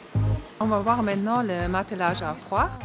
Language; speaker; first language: French; non-native, fluent; German